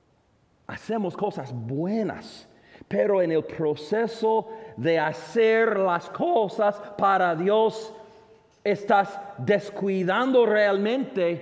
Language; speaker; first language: Spanish; non-native, fluent; English